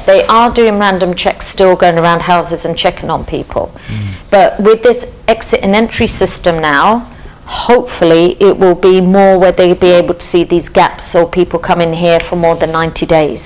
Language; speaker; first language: English; native; English